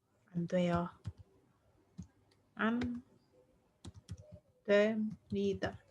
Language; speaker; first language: Korean; non-native, fluent; Indonesian